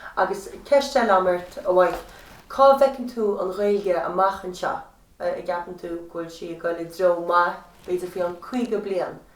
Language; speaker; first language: Irish; native; Irish